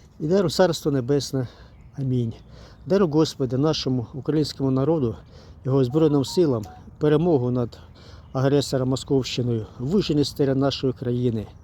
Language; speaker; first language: Ukrainian; native; Ukrainian